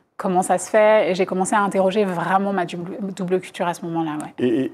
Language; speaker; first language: French; native; French